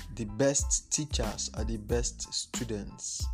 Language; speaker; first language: English; non-native, local second language; Igbo